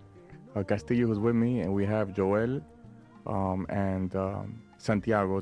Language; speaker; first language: English; native; English